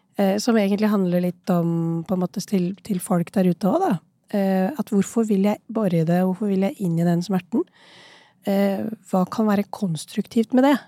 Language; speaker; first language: Norwegian; early bilingual, other home language; Urdu